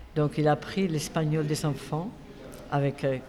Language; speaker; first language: French; non-native, fluent; Spanish